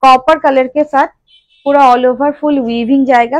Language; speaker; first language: Hindi; non-native, local second language; Bangla